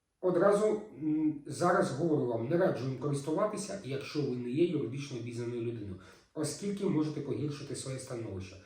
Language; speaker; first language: Ukrainian; native; Ukrainian